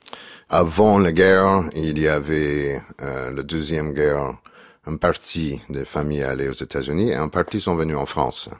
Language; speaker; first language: French; non-native, fluent; English